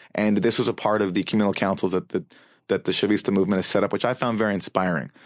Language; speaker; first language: English; native; English